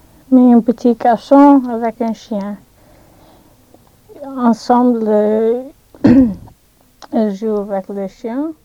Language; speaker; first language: French; non-native, learner; English